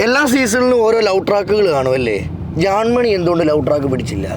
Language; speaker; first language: Malayalam; native; Malayalam